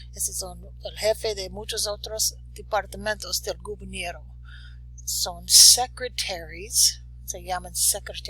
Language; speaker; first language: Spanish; non-native, learner; English